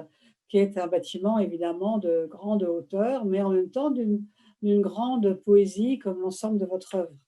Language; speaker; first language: French; native; French